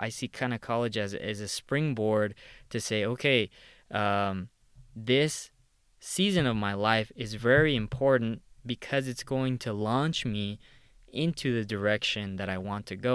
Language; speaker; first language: English; early bilingual, other home language; Spanish